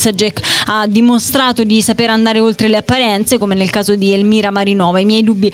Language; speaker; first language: Italian; native; Italian